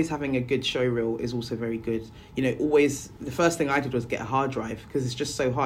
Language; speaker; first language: English; native; English